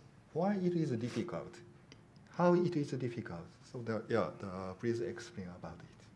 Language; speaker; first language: English; non-native, learner; Japanese